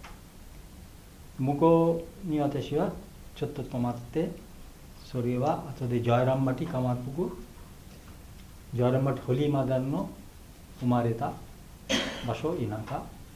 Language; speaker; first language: Japanese; non-native, fluent; Bangla